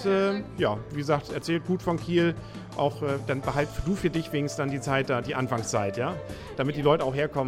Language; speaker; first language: German; native; German